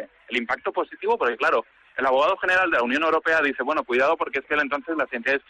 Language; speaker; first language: Spanish; native; Spanish